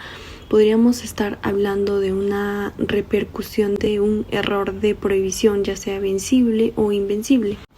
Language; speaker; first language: Spanish; native; Spanish